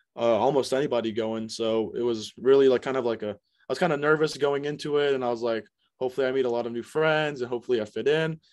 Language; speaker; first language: English; native; English